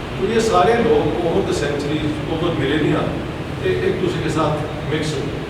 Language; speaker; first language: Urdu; non-native, local second language; Punjabi